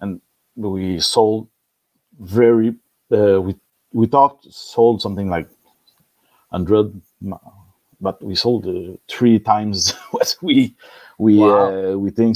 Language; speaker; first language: English; non-native, learner; French